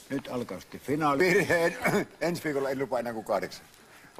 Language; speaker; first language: Finnish; native; Finnish